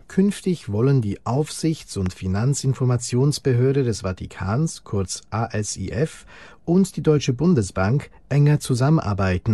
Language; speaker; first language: German; native; German